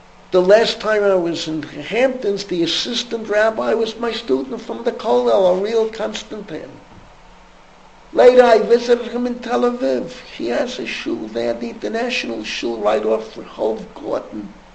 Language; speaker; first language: English; native; English